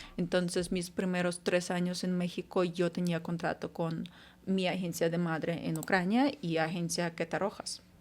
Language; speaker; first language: Spanish; non-native, fluent; Ukrainian